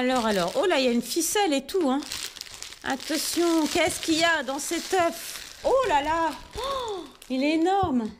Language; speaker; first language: French; native; French